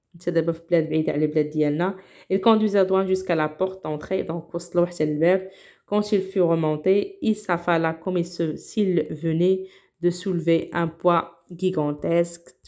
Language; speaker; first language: French; non-native, local second language; Arabic